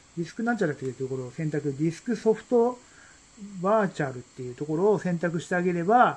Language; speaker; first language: Japanese; native; Japanese